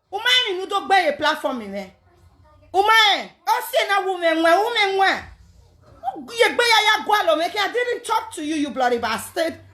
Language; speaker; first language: Nigerian Pidgin; native; Nigerian Pidgin